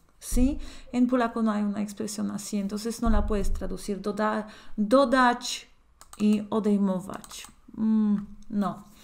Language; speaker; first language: Spanish; non-native, fluent; Polish